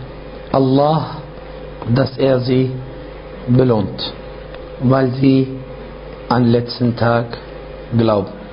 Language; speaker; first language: German; non-native, fluent; Arabic